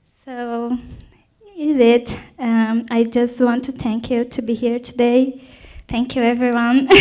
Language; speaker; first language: English; non-native, fluent; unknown